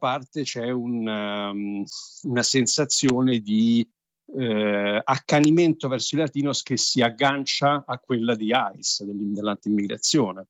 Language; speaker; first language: Italian; native; Italian